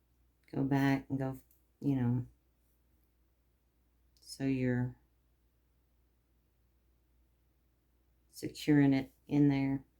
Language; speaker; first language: English; native; English